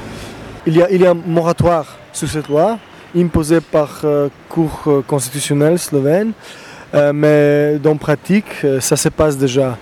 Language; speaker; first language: French; non-native, fluent; Slovenian